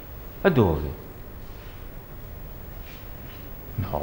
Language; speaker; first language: Italian; non-native, learner; Russian